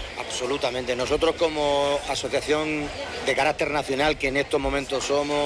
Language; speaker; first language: Spanish; native; Spanish